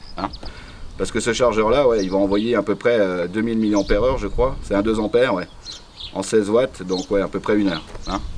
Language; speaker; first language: French; native; French